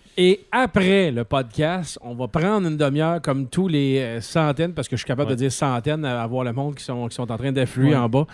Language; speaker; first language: French; native; French